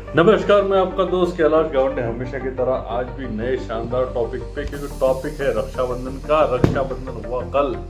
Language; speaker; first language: Hindi; non-native, local second language; Marathi